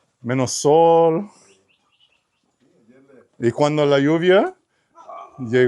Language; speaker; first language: Spanish; non-native, learner; English